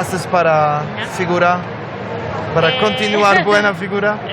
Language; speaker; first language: Spanish; non-native, learner; Polish